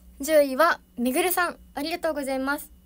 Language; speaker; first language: Japanese; native; Japanese